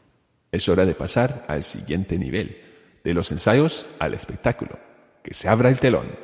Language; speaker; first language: Spanish; non-native, fluent; English